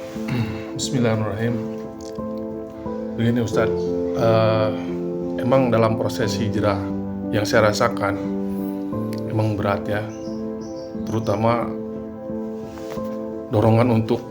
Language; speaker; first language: Indonesian; native; Indonesian